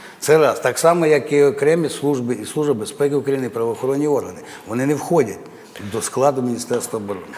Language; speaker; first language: Ukrainian; native; Ukrainian